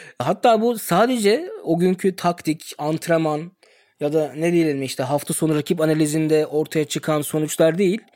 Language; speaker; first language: Turkish; early bilingual, heritage; Turkish